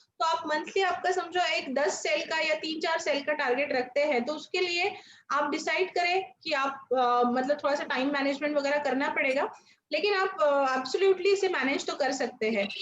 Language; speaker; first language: Hindi; non-native, local second language; Marathi